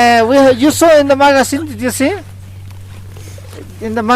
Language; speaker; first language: English; non-native, learner; Spanish